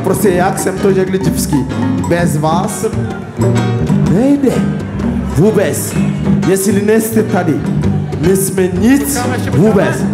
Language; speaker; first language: Czech; non-native, learner; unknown